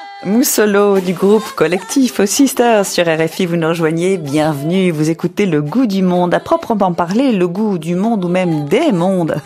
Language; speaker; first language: French; native; French